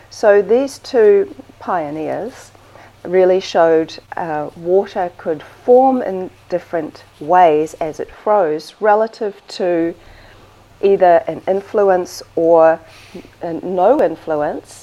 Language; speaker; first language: English; native; English